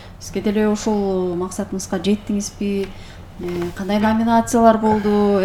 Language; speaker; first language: Kyrgyz; native; Kyrgyz